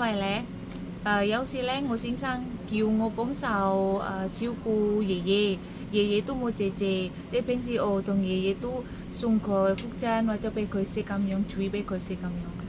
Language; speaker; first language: Cantonese; non-native, learner; Indonesian